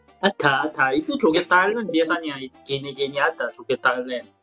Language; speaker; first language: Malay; non-native, fluent; Korean